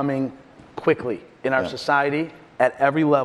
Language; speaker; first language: English; native; English